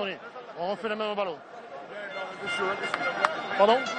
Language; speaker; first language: French; native; French